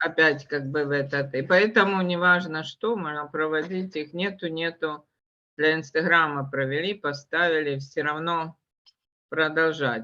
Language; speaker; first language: Russian; native; Russian